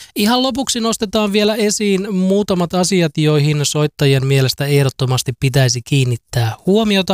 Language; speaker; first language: Finnish; native; Finnish